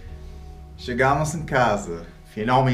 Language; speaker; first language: Portuguese; non-native, learner; English